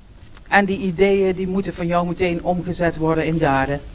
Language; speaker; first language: Dutch; native; Dutch